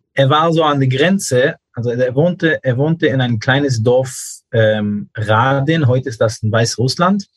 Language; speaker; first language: German; non-native, fluent; English